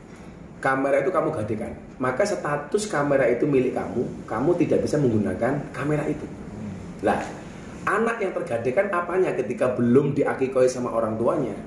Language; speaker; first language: Indonesian; native; Indonesian